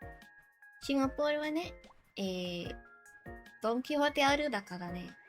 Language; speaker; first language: Japanese; non-native, learner; English